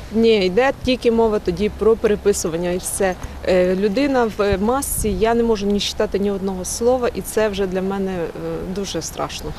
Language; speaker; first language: Ukrainian; native; Ukrainian